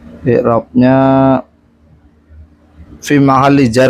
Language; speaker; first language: Arabic; non-native, learner; Indonesian